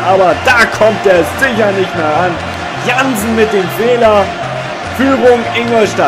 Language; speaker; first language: German; native; German